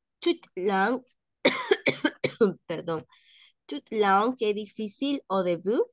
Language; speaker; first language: French; non-native, fluent; Spanish